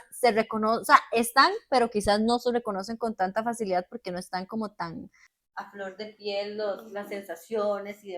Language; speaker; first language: Spanish; native; Spanish